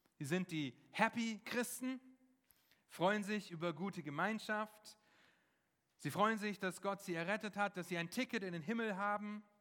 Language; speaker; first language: German; non-native, fluent; English